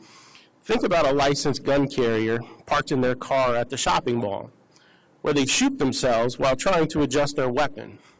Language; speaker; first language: English; native; English